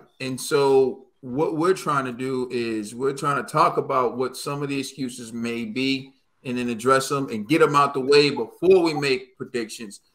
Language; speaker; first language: English; native; English